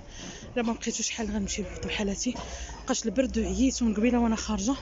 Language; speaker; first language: Arabic; native; Arabic